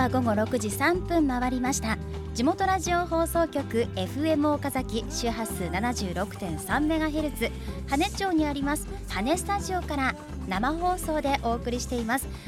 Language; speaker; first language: Japanese; native; Japanese